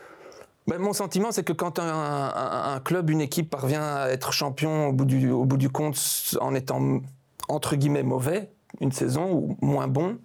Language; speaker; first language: French; native; French